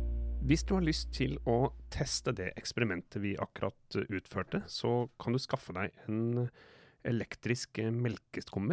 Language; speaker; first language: Norwegian; native; Norwegian